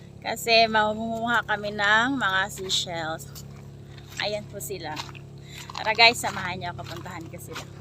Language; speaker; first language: Filipino; non-native, local second language; Waray